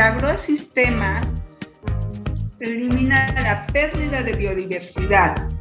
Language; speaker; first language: Spanish; native; Spanish